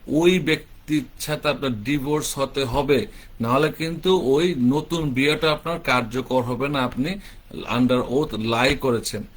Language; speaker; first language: Bangla; native; Bangla